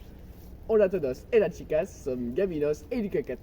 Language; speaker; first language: Spanish; non-native, learner; French